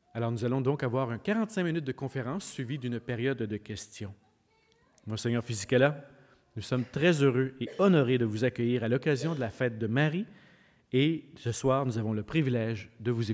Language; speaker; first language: French; native; French